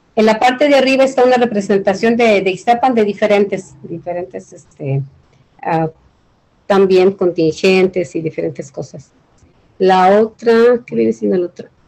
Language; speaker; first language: Spanish; native; Spanish